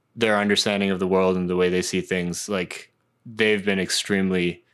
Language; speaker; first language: English; non-native, local second language; Cantonese